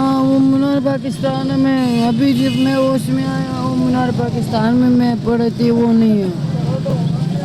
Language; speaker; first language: Hindi; non-native, local second language; Punjabi